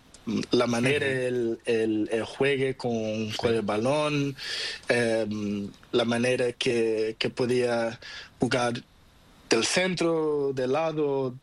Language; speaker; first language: Spanish; non-native, learner; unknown